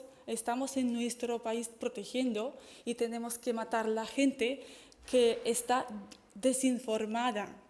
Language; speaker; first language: Spanish; non-native, fluent; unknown